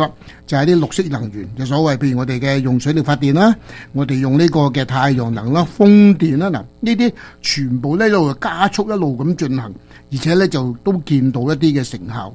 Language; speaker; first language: Chinese; native; Chinese